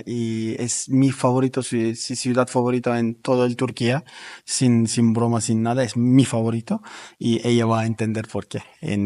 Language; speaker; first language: Spanish; non-native, learner; Turkish